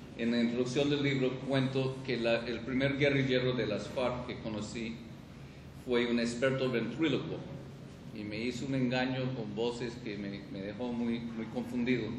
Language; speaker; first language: Spanish; non-native, fluent; English